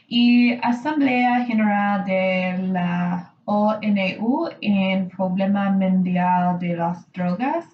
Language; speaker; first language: Spanish; non-native, learner; English